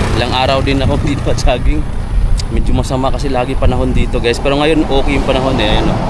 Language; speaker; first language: Filipino; non-native, local second language; Waray